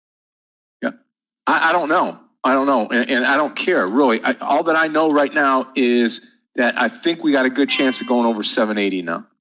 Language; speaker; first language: English; native; English